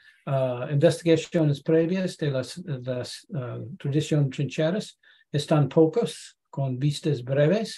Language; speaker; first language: Spanish; non-native, learner; English